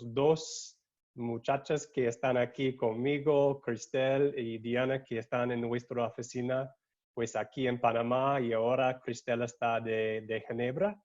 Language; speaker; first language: Spanish; non-native, learner; English